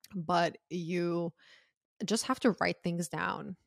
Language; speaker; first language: English; non-native, fluent; Croatian